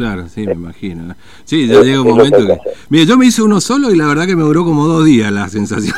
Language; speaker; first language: Spanish; native; Spanish